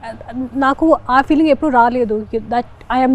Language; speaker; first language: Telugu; non-native, learner; Hindi